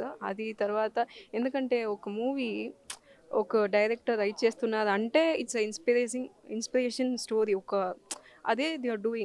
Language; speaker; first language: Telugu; non-native, learner; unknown